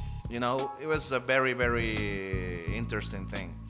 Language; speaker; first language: English; non-native, fluent; Spanish